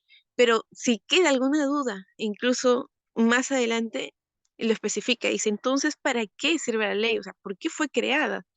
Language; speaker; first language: Spanish; native; Spanish